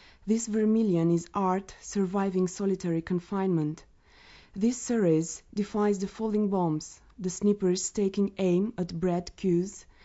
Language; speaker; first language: English; non-native, fluent; Romanian